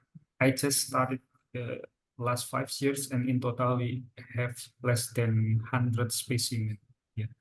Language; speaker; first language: English; non-native, fluent; Indonesian